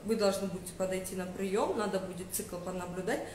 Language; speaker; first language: Russian; non-native, local second language; Kazakh